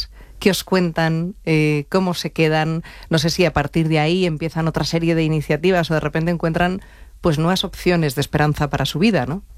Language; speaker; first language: Spanish; native; Spanish